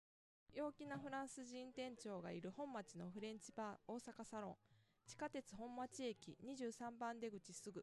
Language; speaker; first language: Japanese; native; Japanese